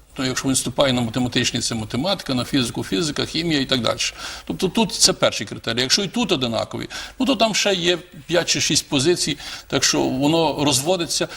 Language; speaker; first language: Ukrainian; native; Ukrainian